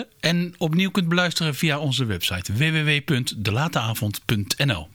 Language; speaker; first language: Dutch; native; Dutch